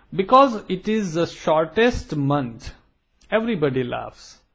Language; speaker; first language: English; non-native, local second language; Gujarati